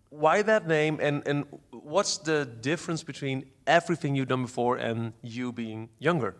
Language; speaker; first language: English; non-native, fluent; Dutch